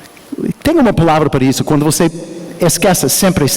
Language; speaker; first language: Portuguese; non-native, learner; English